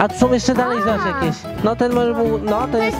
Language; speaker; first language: Polish; native; Polish